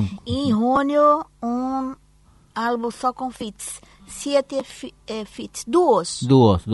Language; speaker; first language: Spanish; non-native, learner; Portuguese